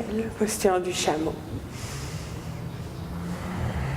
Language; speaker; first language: French; native; French